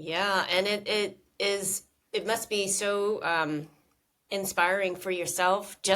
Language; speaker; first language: English; native; English